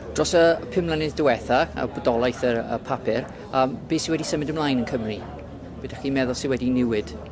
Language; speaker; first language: Welsh; non-native, local second language; English